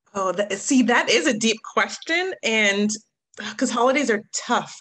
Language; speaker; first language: English; native; English